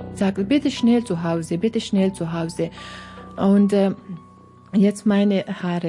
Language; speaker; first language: German; non-native, learner; Persian